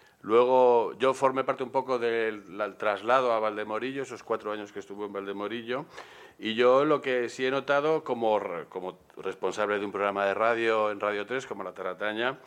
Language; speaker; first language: Spanish; native; Spanish